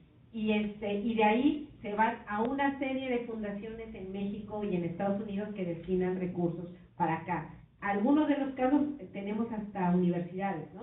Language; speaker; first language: Spanish; native; Spanish